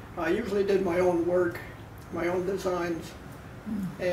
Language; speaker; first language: English; native; English